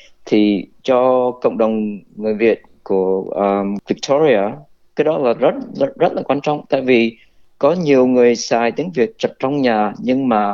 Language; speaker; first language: Vietnamese; early bilingual, heritage; Vietnamese